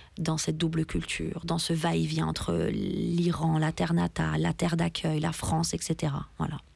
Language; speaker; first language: French; early bilingual, other home language; Persian